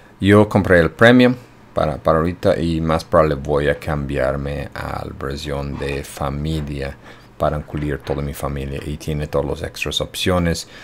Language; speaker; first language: Spanish; non-native, fluent; English